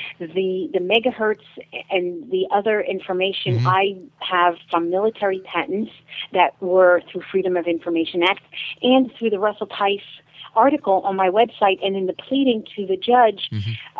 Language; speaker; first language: English; native; English